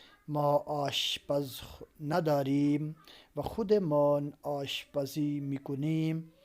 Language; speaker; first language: Persian; non-native, fluent; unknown